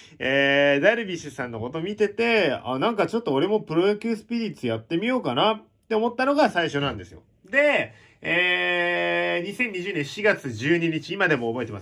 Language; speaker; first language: Japanese; native; Japanese